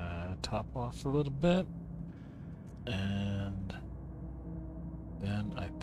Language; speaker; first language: English; native; English